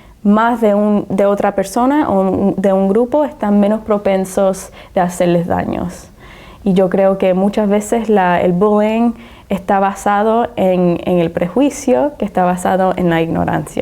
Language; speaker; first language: Spanish; early bilingual, heritage; Spanish